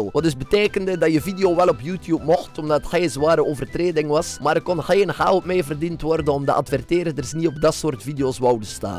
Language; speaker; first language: Dutch; native; Dutch